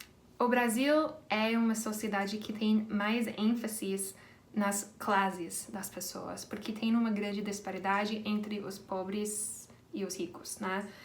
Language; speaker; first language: Portuguese; non-native, fluent; English